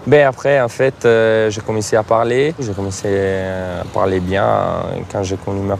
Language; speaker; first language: French; non-native, fluent; Italian